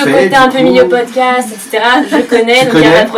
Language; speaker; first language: French; native; French